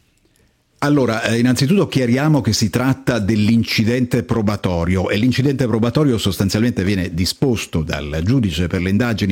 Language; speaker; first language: Italian; native; Italian